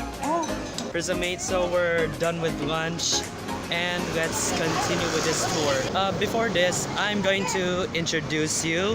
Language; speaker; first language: English; non-native, local second language; Filipino